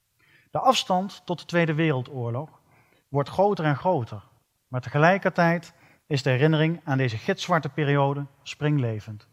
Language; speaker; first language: Dutch; native; Dutch